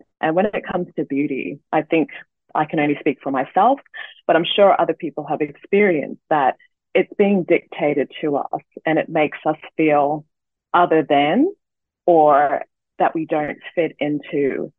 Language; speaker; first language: English; native; English